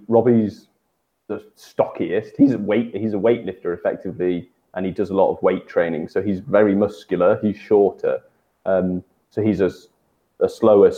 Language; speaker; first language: English; native; English